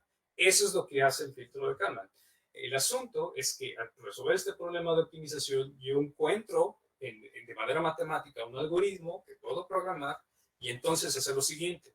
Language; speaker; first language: Spanish; native; Spanish